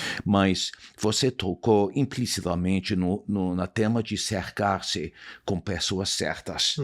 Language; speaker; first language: Portuguese; non-native, fluent; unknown